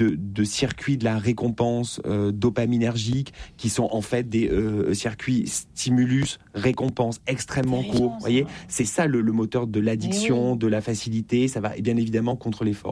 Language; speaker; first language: French; native; French